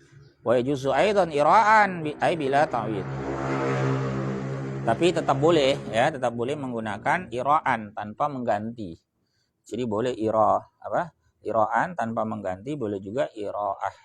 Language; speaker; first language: Indonesian; native; Indonesian